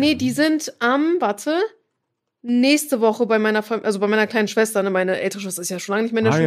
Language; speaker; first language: German; native; German